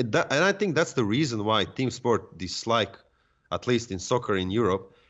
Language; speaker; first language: English; non-native, fluent; Serbian